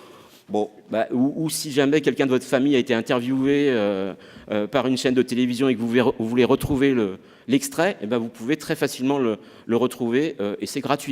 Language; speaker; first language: French; native; French